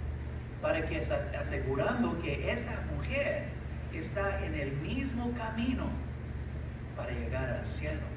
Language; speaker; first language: Spanish; early bilingual, heritage; English